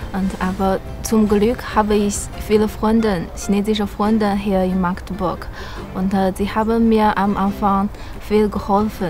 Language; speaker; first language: German; non-native, learner; Chinese